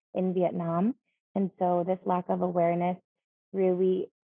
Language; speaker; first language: English; native; English